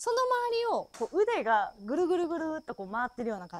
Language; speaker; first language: Japanese; native; Japanese